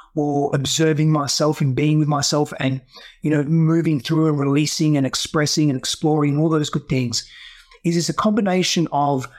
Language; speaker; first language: English; non-native, local second language; Greek